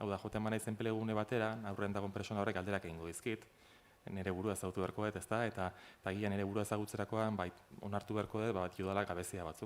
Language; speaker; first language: Basque; native; Basque